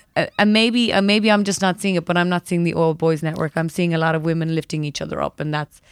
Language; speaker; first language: English; native; English